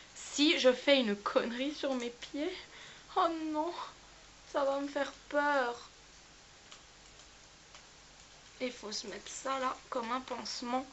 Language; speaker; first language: French; native; French